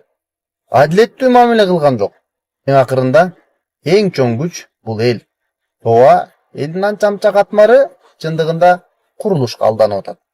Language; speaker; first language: Kyrgyz; native; Kyrgyz